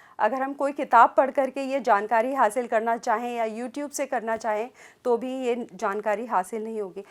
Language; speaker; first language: Hindi; native; Hindi